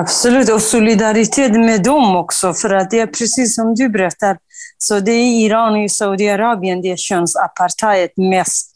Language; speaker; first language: Swedish; non-native, fluent; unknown